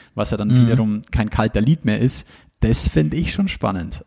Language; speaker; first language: German; native; German